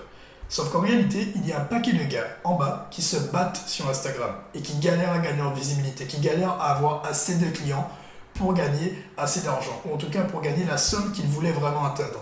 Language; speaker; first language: French; native; French